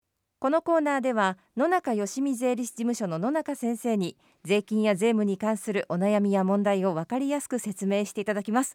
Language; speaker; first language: Japanese; native; Japanese